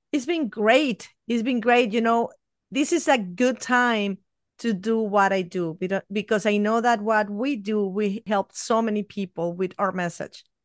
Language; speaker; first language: English; non-native, fluent; Spanish